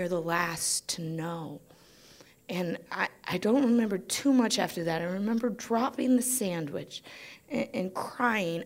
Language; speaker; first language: English; native; English